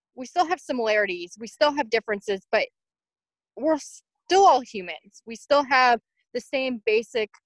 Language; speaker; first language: English; native; English